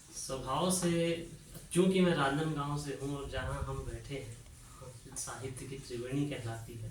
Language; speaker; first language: Hindi; native; Hindi